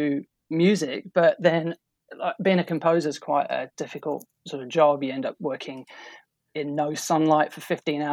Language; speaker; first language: English; native; English